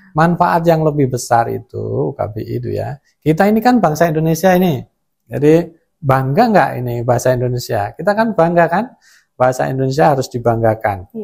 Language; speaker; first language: Indonesian; non-native, local second language; Javanese